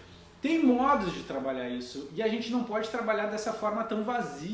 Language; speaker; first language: Portuguese; native; Portuguese